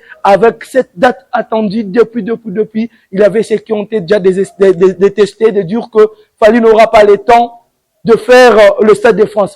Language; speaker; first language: French; non-native, local second language; Lingala